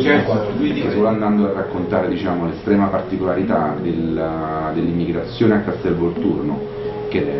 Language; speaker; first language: Italian; native; Italian